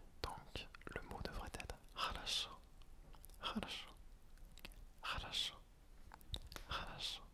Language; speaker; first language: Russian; non-native, learner; French